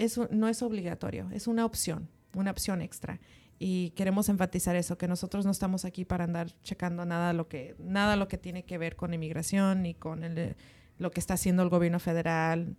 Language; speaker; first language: Spanish; early bilingual, heritage; Spanish